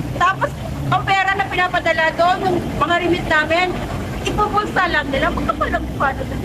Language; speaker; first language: Filipino; non-native, local second language; Hiligaynon